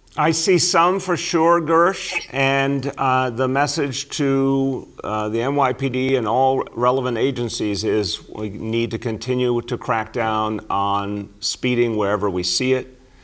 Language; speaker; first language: English; native; English